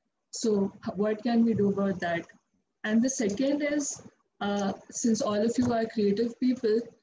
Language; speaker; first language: English; non-native, local second language; Hindi